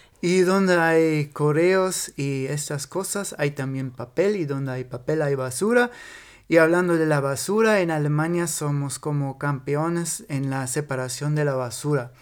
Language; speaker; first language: Spanish; non-native, fluent; German